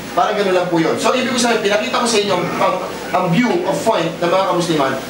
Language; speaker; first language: Filipino; native; Filipino